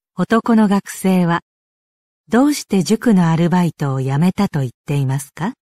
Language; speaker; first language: Japanese; native; Japanese